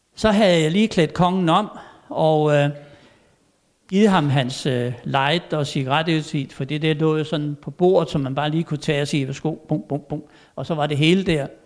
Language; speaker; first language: Danish; native; Danish